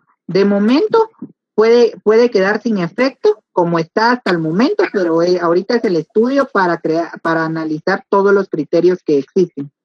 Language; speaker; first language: Spanish; native; Spanish